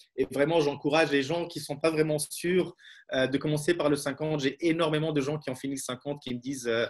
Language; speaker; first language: French; non-native, local second language; Arabic